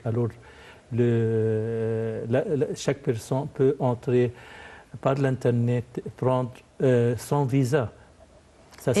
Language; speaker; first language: French; non-native, fluent; Arabic